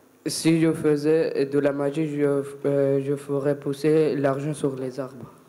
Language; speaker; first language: French; non-native, learner; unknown